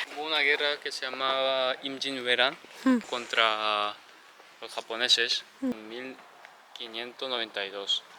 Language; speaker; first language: Spanish; non-native, fluent; Korean